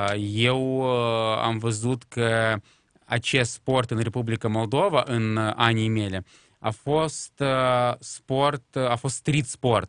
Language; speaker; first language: Romanian; non-native, local second language; Russian